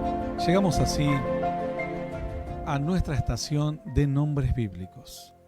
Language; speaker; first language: Spanish; native; Spanish